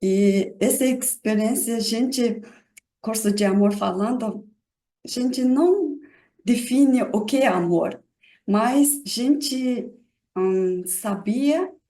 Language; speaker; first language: Portuguese; non-native, learner; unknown